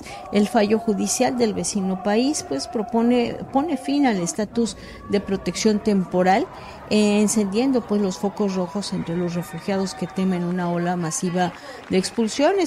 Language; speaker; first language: Spanish; native; Spanish